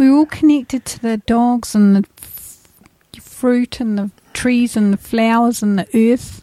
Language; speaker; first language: English; native; English